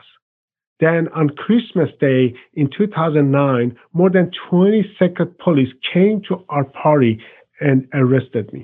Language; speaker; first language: English; non-native, fluent; Persian